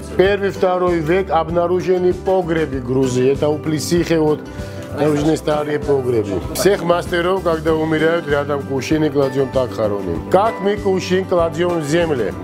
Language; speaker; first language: Russian; non-native, fluent; Georgian